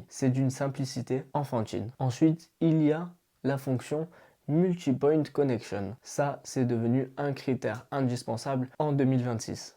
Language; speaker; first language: French; native; French